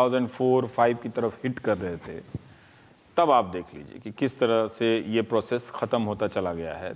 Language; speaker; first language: Hindi; native; Hindi